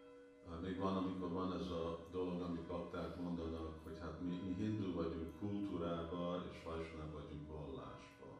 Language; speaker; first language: Hungarian; early bilingual, heritage; Hungarian